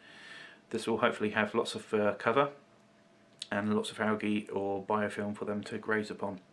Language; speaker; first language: English; native; English